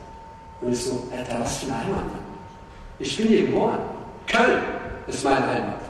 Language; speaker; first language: German; early bilingual, other home language; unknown